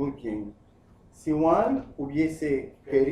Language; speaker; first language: Spanish; non-native, fluent; Haitian Creole